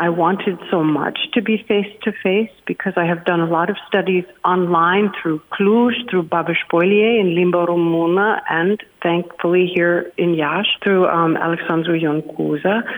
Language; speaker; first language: English; native; English